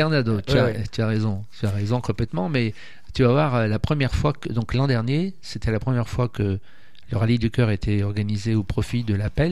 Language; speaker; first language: French; native; French